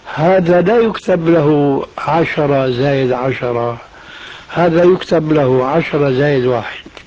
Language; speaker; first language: Arabic; early bilingual, other home language; Albanian